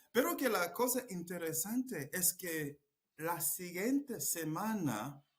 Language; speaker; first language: Spanish; non-native, fluent; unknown